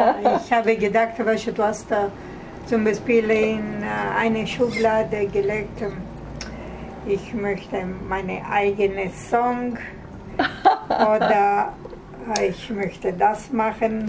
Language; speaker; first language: German; non-native, learner; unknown